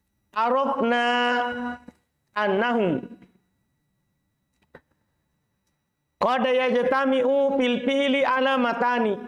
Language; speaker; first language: Arabic; non-native, fluent; Indonesian